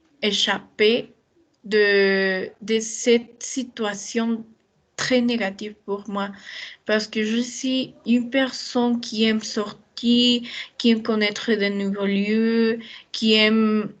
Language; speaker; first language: French; non-native, learner; Spanish